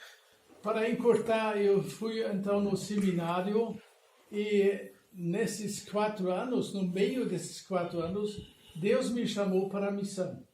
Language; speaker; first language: Portuguese; non-native, fluent; German